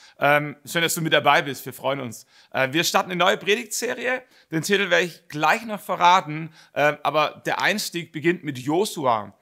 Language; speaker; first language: German; native; German